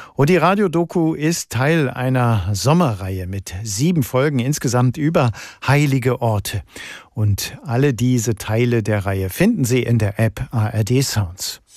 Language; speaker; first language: German; native; German